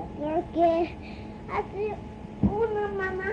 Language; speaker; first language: Spanish; early bilingual, heritage; Spanish